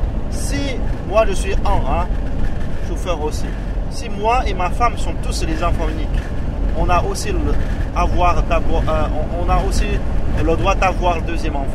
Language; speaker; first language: French; non-native, fluent; Chinese